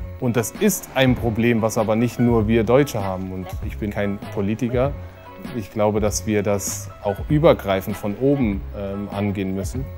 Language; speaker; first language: German; native; German